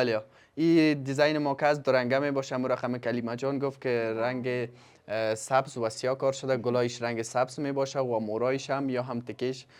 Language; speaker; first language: Persian; native; Persian